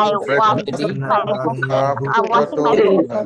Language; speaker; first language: English; non-native, learner; Bangla